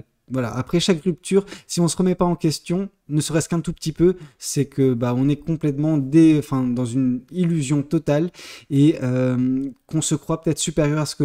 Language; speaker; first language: French; native; French